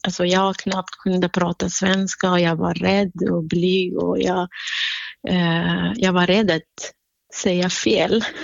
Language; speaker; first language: Swedish; non-native, fluent; Kurdish